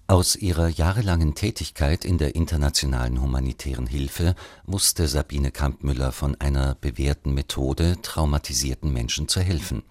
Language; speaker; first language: German; native; German